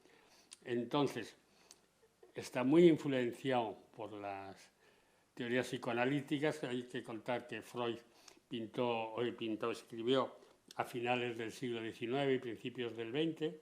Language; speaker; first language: Spanish; native; Spanish